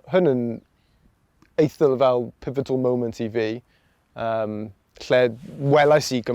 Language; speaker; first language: Welsh; non-native, local second language; English